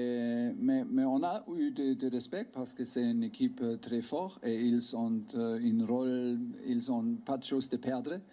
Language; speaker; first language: French; non-native, learner; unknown